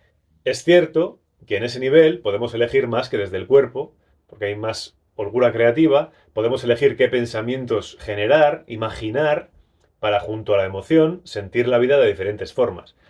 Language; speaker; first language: Spanish; native; Spanish